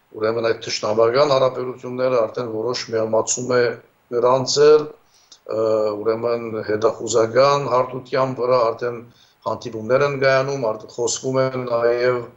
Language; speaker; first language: Armenian; early bilingual, heritage; Armenian